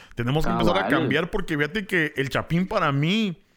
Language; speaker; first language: Spanish; native; Spanish